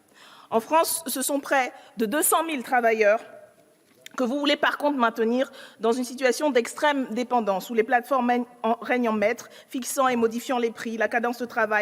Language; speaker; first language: French; native; French